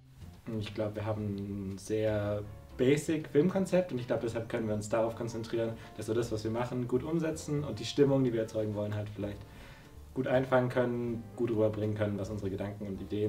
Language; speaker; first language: German; native; German